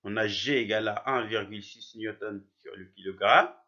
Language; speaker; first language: French; non-native, local second language; Arabic